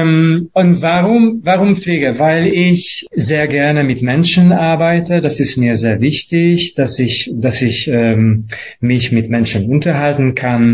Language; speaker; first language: German; non-native, fluent; Hungarian